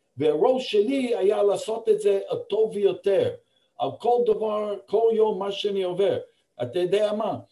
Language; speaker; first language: Hebrew; non-native, fluent; English